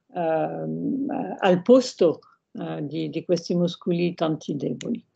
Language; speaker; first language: Italian; non-native, fluent; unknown